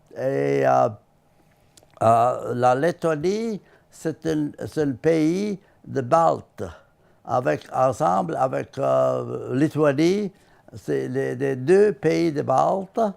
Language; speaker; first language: French; non-native, learner; Latvian